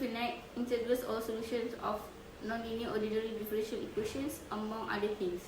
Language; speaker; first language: English; non-native, local second language; Malay